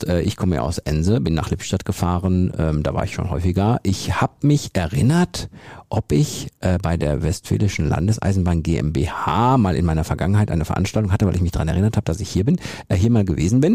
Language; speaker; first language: German; native; German